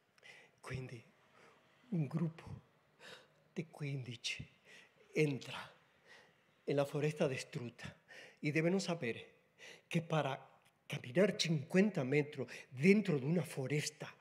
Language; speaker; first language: Italian; non-native, learner; Spanish